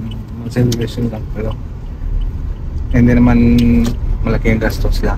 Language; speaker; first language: Filipino; non-native, learner; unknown